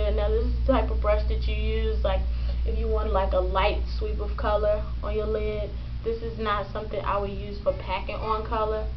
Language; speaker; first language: English; native; English